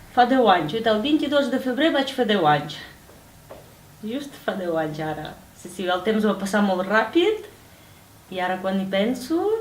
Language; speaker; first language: Catalan; early bilingual, other home language; Russian